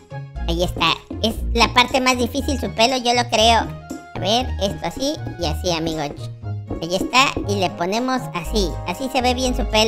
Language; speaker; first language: Spanish; native; Spanish